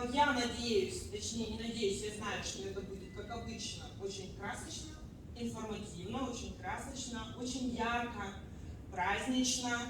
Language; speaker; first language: Russian; native; Russian